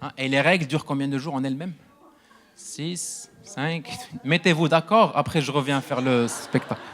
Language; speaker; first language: French; non-native, local second language; Arabic